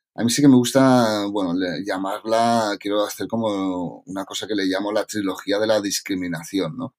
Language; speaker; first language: Spanish; native; Spanish